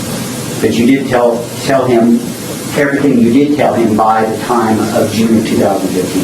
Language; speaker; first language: English; native; English